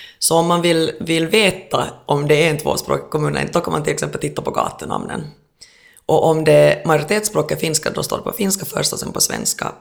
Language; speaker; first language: Swedish; native; Swedish